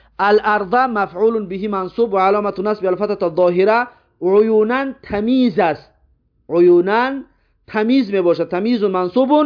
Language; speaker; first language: Persian; native; Persian